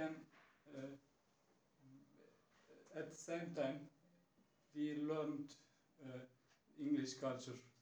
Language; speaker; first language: English; non-native, learner; Turkish